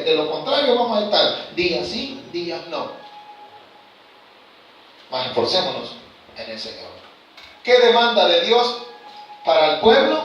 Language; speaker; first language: Spanish; native; Spanish